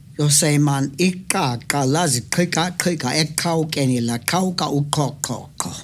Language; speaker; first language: Swedish; non-native, fluent; English